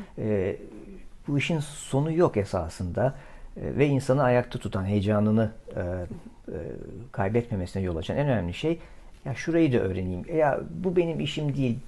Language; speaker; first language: Turkish; native; Turkish